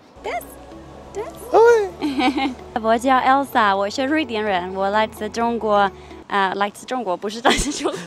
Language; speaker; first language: Chinese; non-native, learner; Swedish